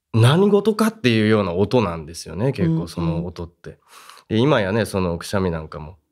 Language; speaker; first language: Japanese; native; Japanese